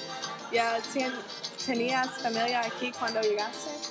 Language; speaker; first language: Spanish; non-native, learner; English